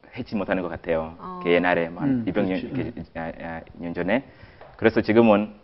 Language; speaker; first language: Korean; non-native, fluent; Swahili